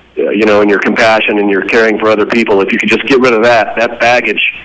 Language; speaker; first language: English; native; English